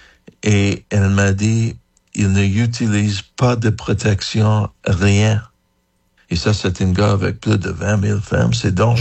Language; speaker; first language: French; non-native, fluent; English